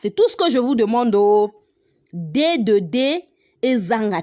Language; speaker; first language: French; non-native, local second language; Lingala